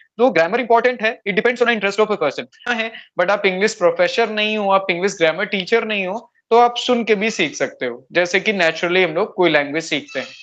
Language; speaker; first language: Hindi; native; Hindi